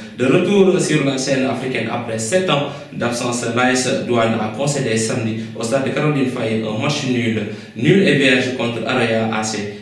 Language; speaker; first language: French; non-native, local second language; Wolof